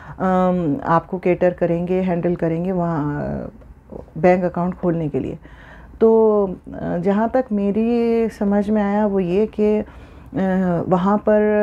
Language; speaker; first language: Urdu; native; Urdu